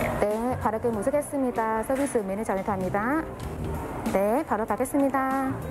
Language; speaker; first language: Korean; non-native, fluent; Vietnamese